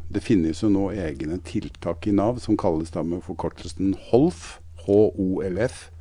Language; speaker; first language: Norwegian; native; Norwegian